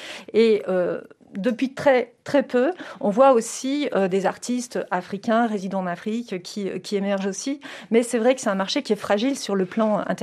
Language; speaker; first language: French; native; French